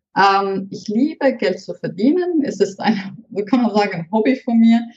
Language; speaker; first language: German; non-native, fluent; Estonian